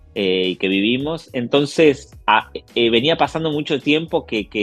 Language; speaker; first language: Spanish; native; Spanish